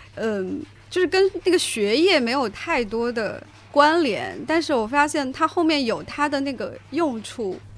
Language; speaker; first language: Chinese; native; Chinese